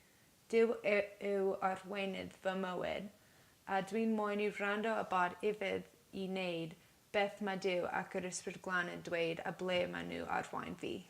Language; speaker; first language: Welsh; non-native, learner; English